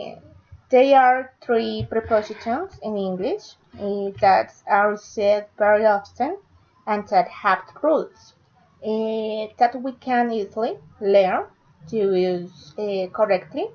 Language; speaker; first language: English; non-native, learner; Spanish